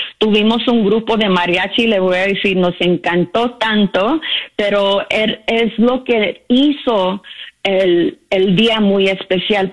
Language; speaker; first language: Spanish; early bilingual, heritage; Spanish